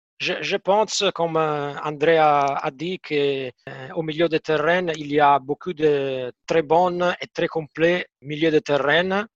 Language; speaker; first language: French; non-native, fluent; Italian